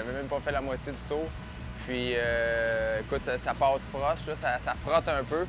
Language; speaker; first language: French; native; French